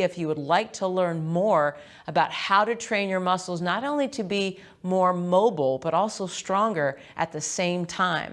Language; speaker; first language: English; native; English